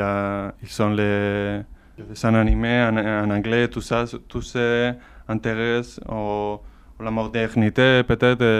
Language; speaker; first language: French; non-native, fluent; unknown